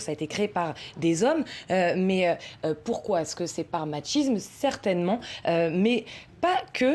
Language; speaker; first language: French; native; French